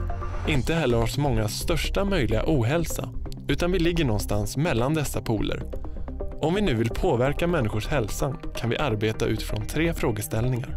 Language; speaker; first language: Swedish; native; Swedish